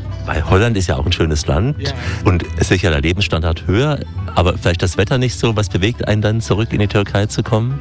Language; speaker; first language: German; native; German